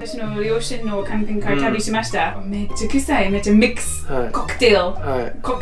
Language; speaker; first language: Japanese; non-native, learner; English